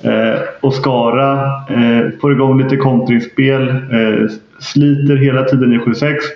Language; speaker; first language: Swedish; native; Swedish